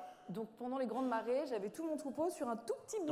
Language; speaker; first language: French; native; French